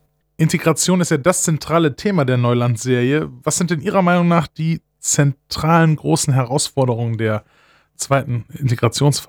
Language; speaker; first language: German; native; German